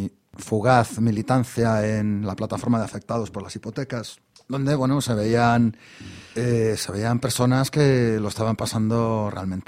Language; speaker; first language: Spanish; native; Spanish